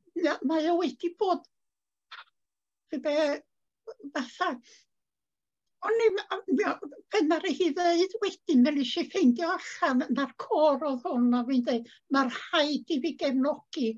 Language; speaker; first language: Welsh; native; Welsh